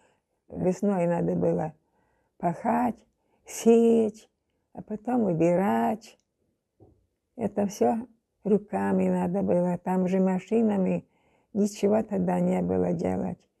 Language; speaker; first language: Russian; non-native, local second language; German